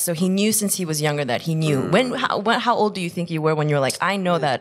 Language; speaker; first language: English; early bilingual, other home language; Korean